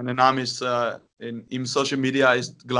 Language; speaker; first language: German; non-native, learner; Dutch